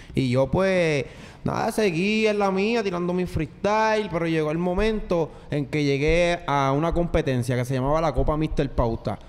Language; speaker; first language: Spanish; native; Spanish